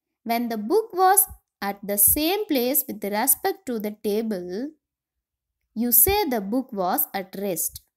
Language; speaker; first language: English; non-native, local second language; Tamil